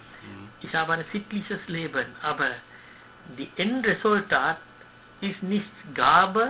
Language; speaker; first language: German; non-native, learner; Sinhala